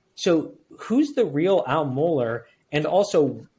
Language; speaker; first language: English; native; English